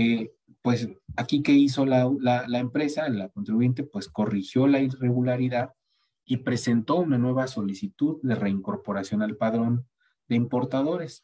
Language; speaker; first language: Spanish; native; Spanish